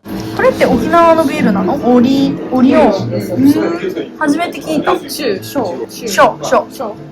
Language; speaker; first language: Japanese; non-native, fluent; Korean